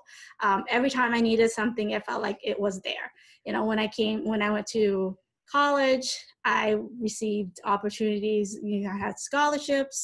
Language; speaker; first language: English; native; English